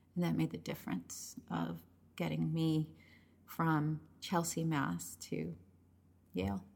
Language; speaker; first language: English; early bilingual, other home language; Spanish